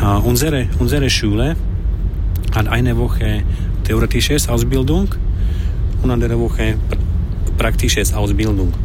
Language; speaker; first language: German; non-native, learner; Slovak